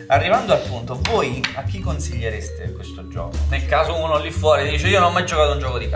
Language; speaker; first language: Italian; native; Italian